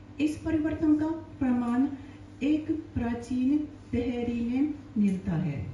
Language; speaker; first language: Hindi; non-native, learner; Japanese